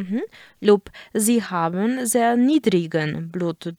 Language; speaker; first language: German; non-native, fluent; Polish